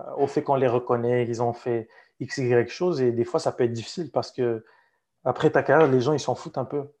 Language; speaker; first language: French; non-native, local second language; Arabic